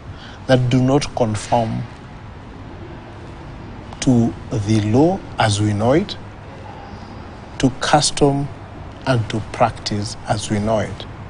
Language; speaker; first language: English; non-native, local second language; Swahili